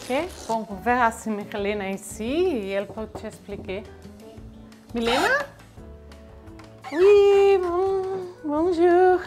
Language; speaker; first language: French; non-native, fluent; Catalan